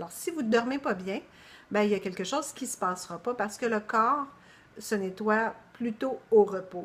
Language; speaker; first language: French; native; French